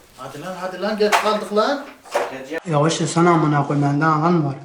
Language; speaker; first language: Turkish; native; Turkish